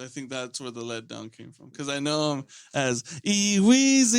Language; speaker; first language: English; native; English